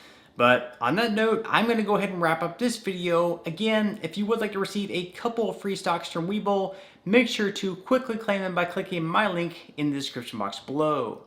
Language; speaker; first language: English; native; English